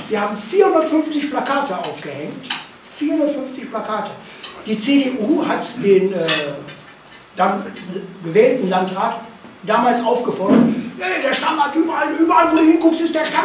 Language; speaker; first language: German; native; German